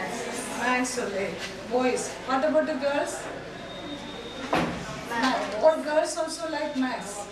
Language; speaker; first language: English; non-native, local second language; Hindi